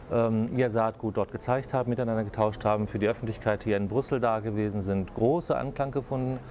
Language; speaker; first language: German; native; German